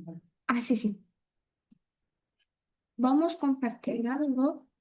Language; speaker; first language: Spanish; non-native, learner; Portuguese